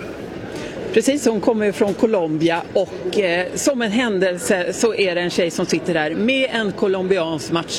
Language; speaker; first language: Swedish; native; Swedish